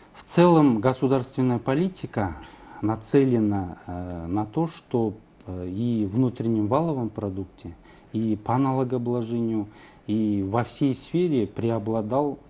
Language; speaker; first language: Russian; non-native, local second language; Kazakh